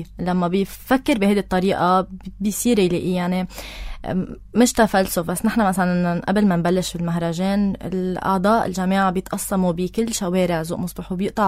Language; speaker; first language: Arabic; native; Arabic